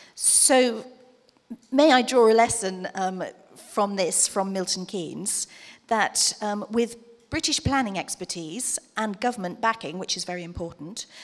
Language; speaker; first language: English; native; English